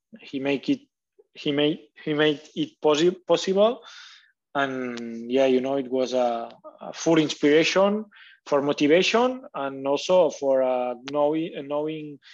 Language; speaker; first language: English; non-native, learner; Catalan